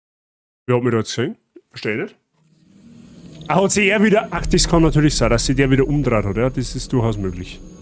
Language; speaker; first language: German; native; German